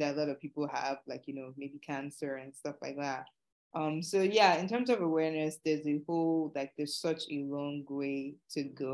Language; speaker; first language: English; non-native, local second language; Yoruba